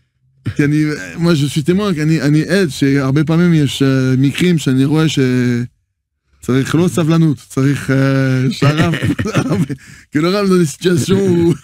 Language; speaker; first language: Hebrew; non-native, fluent; French